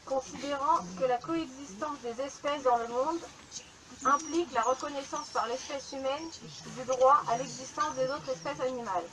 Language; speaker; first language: French; native; French